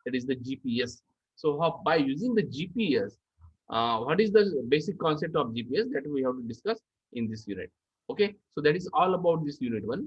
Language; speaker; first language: English; non-native, local second language; Marathi